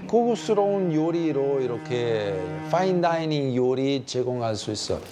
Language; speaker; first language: Korean; non-native, fluent; Italian